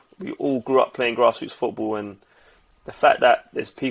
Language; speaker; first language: English; native; English